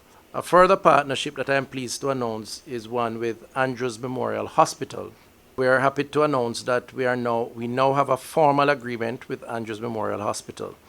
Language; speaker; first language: English; native; English